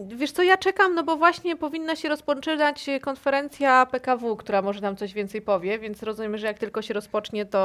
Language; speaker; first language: Polish; native; Polish